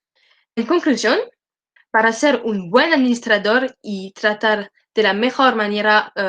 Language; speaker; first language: Spanish; non-native, learner; French